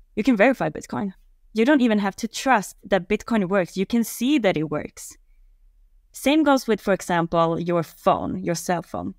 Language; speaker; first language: English; non-native, fluent; Swedish